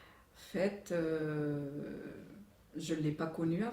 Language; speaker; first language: French; non-native, local second language; Arabic